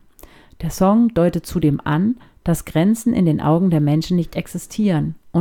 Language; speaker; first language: German; native; German